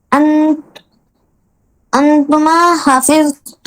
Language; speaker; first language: Arabic; non-native, learner; Bangla